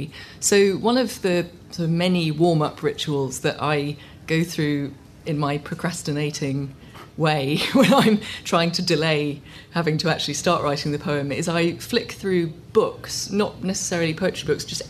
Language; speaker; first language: English; native; English